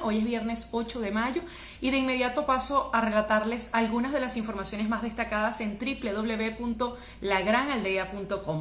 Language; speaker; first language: Spanish; native; Spanish